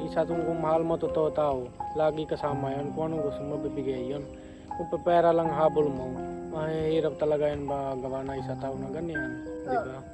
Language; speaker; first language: Filipino; non-native, learner; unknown